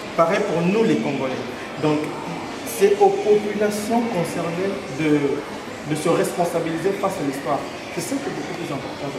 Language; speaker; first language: French; non-native, local second language; Lingala